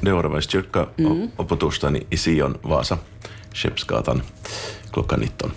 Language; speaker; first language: Swedish; native; Swedish